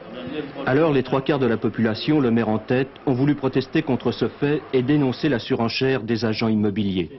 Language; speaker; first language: French; native; French